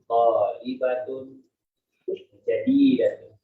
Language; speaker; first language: Arabic; non-native, learner; Indonesian